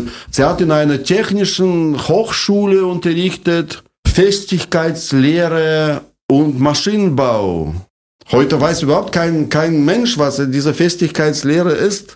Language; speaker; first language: German; non-native, fluent; Russian